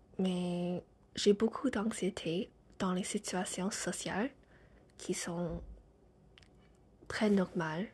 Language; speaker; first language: French; non-native, fluent; English